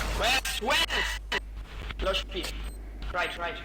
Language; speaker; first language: English; non-native, learner; Polish